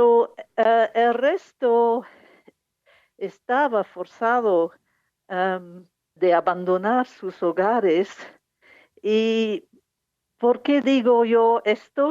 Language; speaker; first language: Spanish; non-native, fluent; English